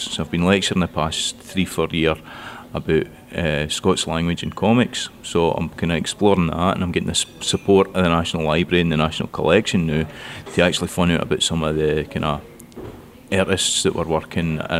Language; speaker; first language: English; non-native, local second language; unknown